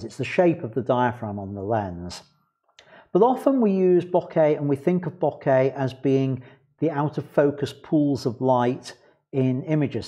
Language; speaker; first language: English; native; English